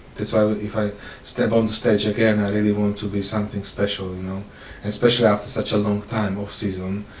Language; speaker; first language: English; non-native, fluent; Slovak